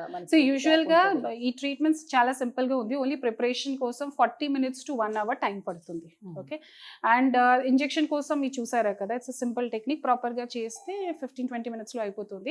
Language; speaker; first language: Telugu; non-native, learner; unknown